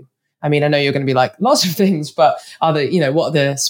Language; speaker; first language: English; native; English